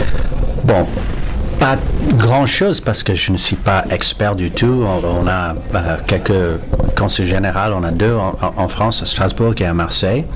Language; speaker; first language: French; non-native, fluent; English